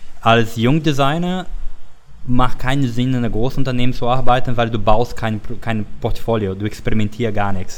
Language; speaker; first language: German; non-native, learner; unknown